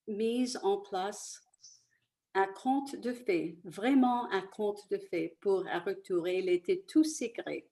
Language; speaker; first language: French; early bilingual, other home language; Italian